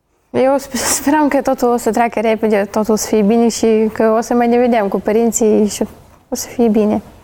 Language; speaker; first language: Romanian; non-native, fluent; Ukrainian